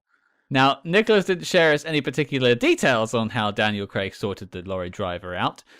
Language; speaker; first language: English; native; English